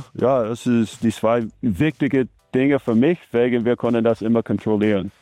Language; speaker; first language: German; non-native, learner; English